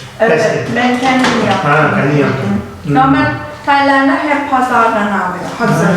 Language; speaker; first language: Turkish; non-native, learner; Thai